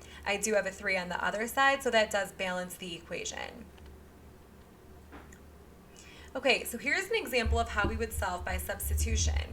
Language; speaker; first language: English; native; English